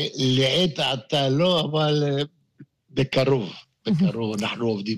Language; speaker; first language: Hebrew; non-native, fluent; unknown